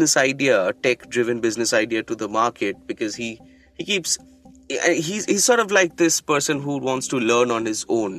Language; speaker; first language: English; non-native, local second language; Bangla